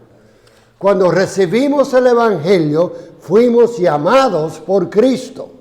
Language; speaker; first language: Spanish; non-native, fluent; English